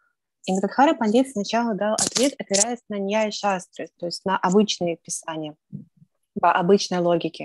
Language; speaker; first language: Russian; native; Russian